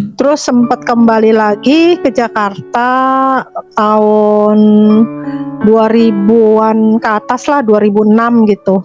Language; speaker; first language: Indonesian; native; Indonesian